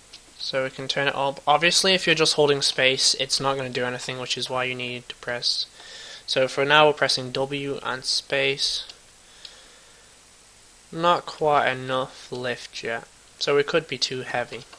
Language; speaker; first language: English; native; English